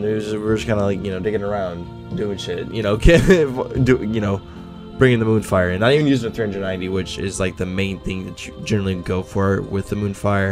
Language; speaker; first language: English; native; English